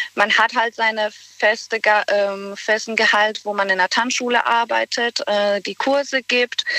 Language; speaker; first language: German; non-native, fluent; Bosnian